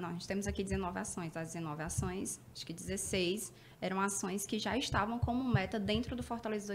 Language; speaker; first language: Portuguese; native; Portuguese